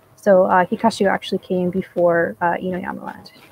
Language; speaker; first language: English; native; English